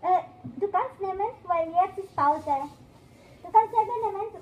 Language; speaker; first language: German; non-native, learner; Filipino